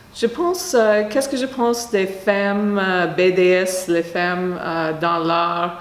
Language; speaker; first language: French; non-native, fluent; English